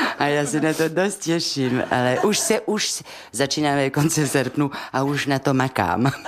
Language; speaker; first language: Czech; non-native, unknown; French